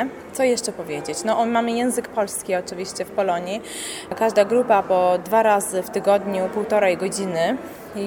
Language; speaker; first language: Polish; non-native, fluent; Armenian